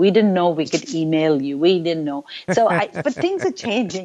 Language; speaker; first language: English; non-native, local second language; Urdu